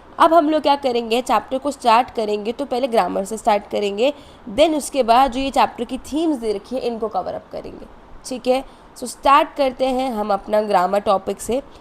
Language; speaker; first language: Hindi; native; Hindi